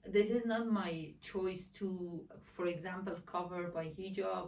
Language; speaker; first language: English; non-native, learner; Persian